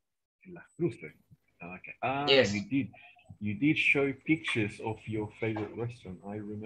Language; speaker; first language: English; non-native, fluent; Spanish